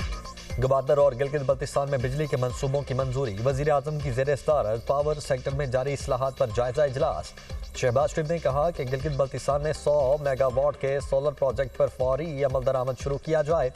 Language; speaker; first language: Urdu; native; Urdu